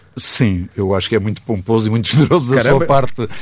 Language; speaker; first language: Portuguese; native; Portuguese